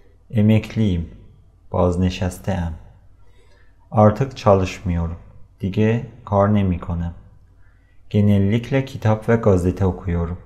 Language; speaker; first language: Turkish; non-native, fluent; Persian